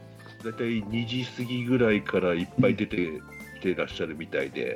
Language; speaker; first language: Japanese; native; Japanese